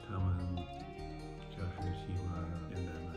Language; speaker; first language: Chinese; non-native, learner; English